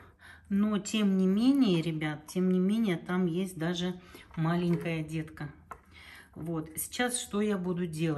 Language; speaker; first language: Russian; native; Russian